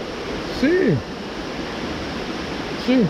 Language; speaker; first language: Spanish; non-native, learner; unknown